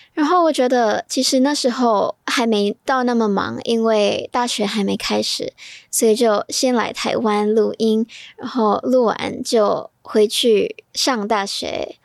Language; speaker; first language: Chinese; non-native, fluent; Thai